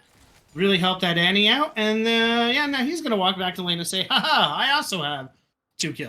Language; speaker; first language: English; native; English